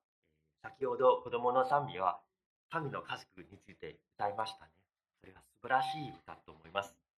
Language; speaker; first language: Japanese; non-native, fluent; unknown